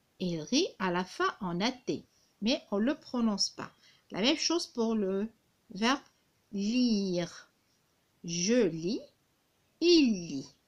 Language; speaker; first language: French; non-native, local second language; Arabic